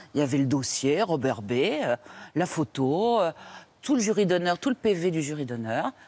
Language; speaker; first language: French; native; French